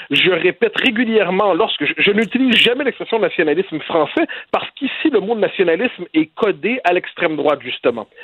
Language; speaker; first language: French; native; French